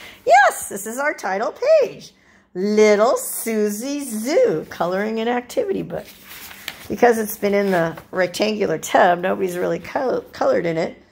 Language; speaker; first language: English; native; English